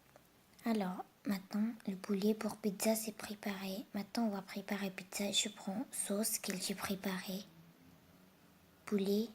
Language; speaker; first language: French; non-native, learner; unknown